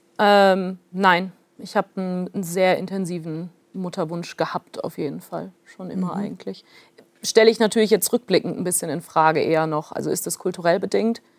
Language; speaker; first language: German; early bilingual, other home language; Plautdietsch